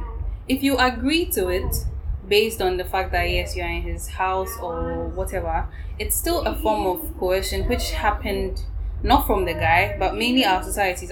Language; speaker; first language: English; non-native, local second language; Ewe